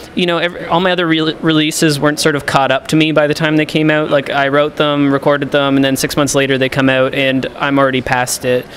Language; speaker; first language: English; native; English